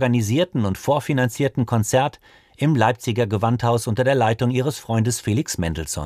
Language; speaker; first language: German; native; German